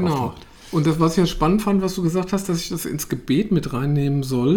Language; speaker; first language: German; native; German